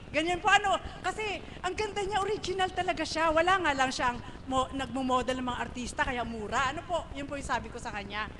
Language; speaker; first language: Filipino; native; Filipino